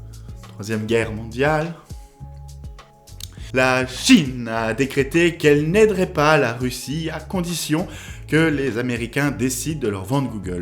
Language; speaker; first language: French; native; French